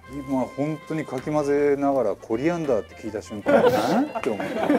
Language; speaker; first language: Japanese; native; Japanese